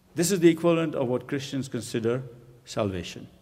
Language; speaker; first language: English; non-native, local second language; Urdu